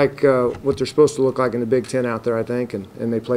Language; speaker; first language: English; native; English